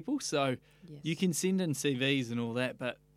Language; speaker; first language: English; native; English